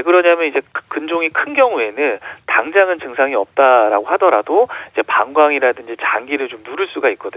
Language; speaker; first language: Korean; native; Korean